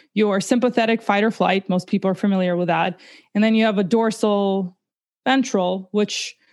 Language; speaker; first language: English; early bilingual, other home language; Russian